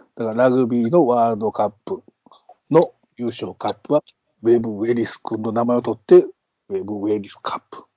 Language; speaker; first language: Japanese; native; Japanese